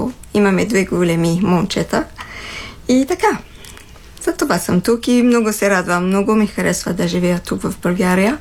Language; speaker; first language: Bulgarian; non-native, fluent; French